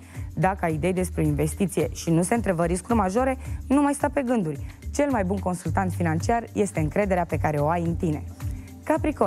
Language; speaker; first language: Romanian; native; Romanian